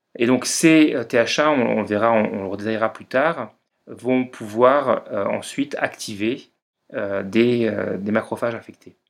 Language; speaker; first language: French; native; French